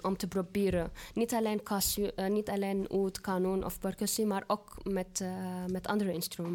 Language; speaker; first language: Dutch; non-native, fluent; Arabic